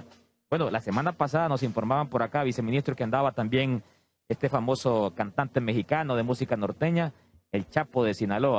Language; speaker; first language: Spanish; native; Spanish